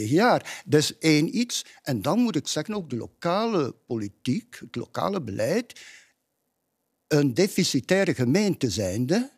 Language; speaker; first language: Dutch; native; Dutch